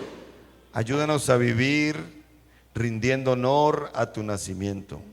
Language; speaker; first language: Spanish; native; Spanish